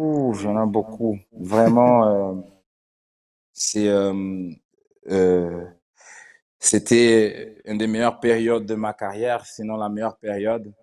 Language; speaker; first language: French; non-native, fluent; Portuguese